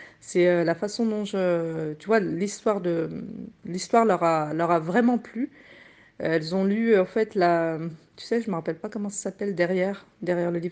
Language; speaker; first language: French; native; French